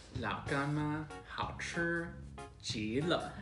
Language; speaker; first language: Chinese; non-native, learner; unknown